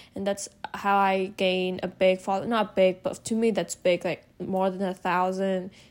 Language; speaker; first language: English; non-native, fluent; Vietnamese